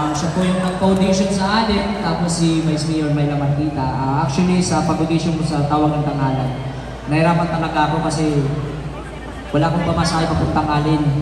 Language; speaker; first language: Filipino; non-native, local second language; Waray